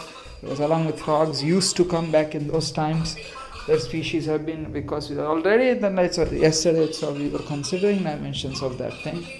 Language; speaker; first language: English; non-native, local second language; Hindi